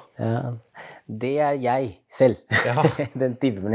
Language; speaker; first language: Norwegian; non-native, fluent; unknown